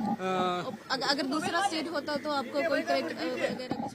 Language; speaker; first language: Hindi; non-native, local second language; Malayalam